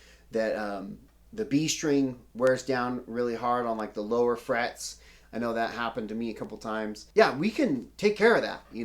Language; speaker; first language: English; native; English